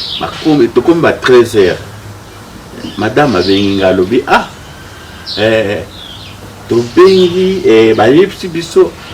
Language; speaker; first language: Lingala; non-native, local second language; Kituba (Democratic Republic of Congo)